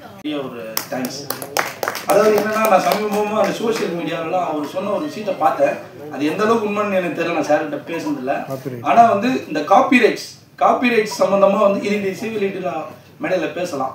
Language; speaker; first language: Tamil; native; Tamil